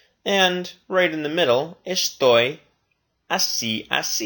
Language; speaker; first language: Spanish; non-native, fluent; English